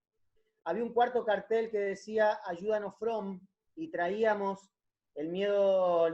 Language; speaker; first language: Spanish; native; Spanish